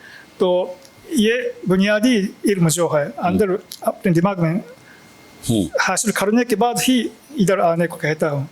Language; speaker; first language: Hindi; non-native, fluent; Japanese